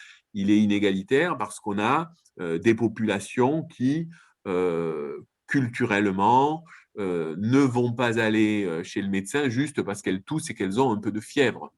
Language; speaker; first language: French; native; French